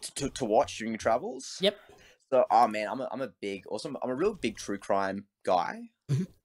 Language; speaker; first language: English; native; English